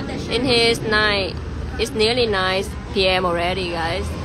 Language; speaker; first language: English; non-native, learner; Vietnamese